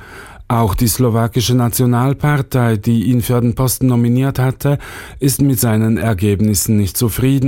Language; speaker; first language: German; native; German